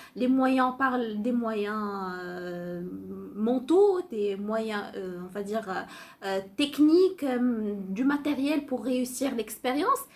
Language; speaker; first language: French; non-native, local second language; Arabic